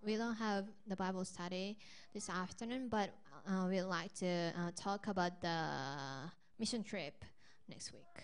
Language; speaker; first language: English; non-native, fluent; Japanese